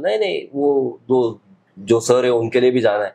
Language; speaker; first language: Hindi; non-native, local second language; Marathi